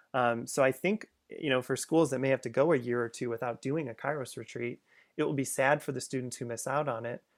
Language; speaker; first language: English; native; English